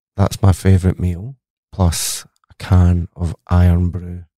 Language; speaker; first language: English; native; English